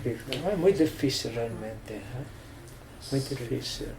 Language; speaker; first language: Spanish; non-native, fluent; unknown